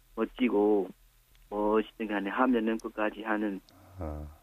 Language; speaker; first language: Korean; non-native, fluent; Burmese